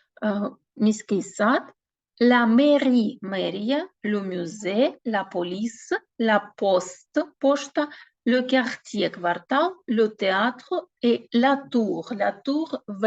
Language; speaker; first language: French; non-native, fluent; Ukrainian